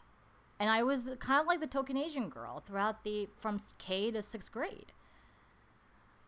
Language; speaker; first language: English; native; English